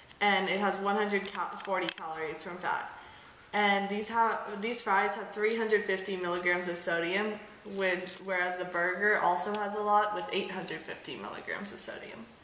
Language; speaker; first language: English; native; English